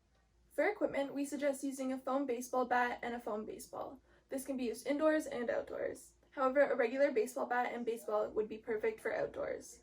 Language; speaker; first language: English; native; English